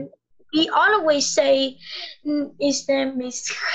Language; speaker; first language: English; non-native, learner; Vietnamese